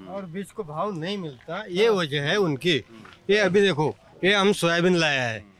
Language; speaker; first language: Hindi; non-native, local second language; Marathi